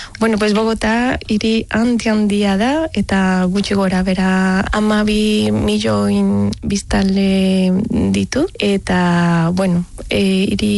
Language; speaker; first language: Basque; non-native, learner; Spanish